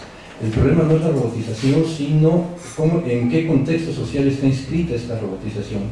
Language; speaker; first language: Spanish; native; Spanish